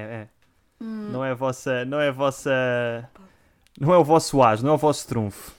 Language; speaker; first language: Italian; non-native, learner; Portuguese